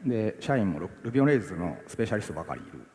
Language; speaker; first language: Japanese; native; Japanese